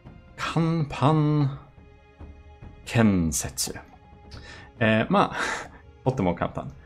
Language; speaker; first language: Japanese; non-native, learner; Swedish